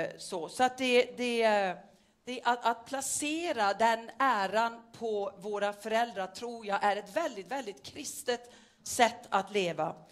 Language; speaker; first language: Swedish; non-native, fluent; Norwegian